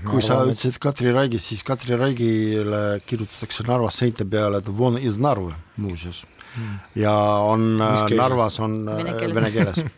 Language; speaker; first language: Estonian; non-native, local second language; Russian